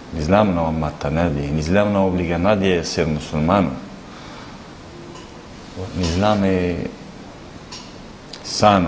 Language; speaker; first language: Spanish; non-native, learner; Arabic